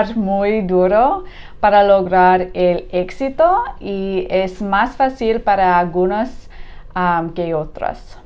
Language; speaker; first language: Spanish; non-native, learner; English